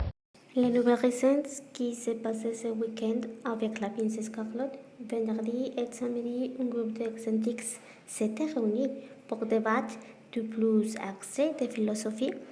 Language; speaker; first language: French; non-native, learner; Spanish